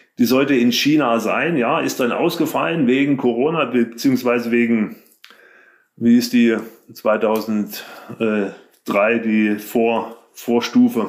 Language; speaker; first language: German; native; German